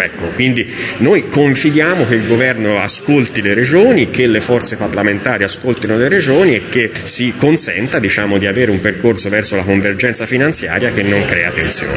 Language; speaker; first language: Italian; native; Italian